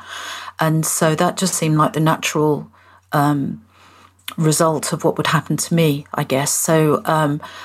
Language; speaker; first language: English; native; English